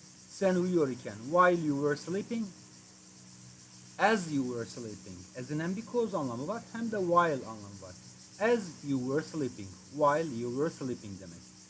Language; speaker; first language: English; non-native, fluent; Turkish